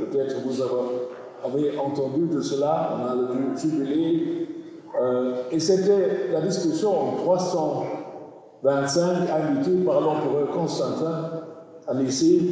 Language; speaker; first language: French; non-native, learner; German